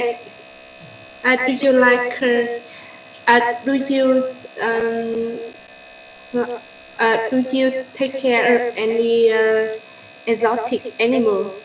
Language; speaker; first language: English; non-native, learner; Vietnamese